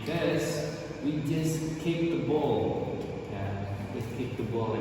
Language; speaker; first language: English; non-native, learner; Indonesian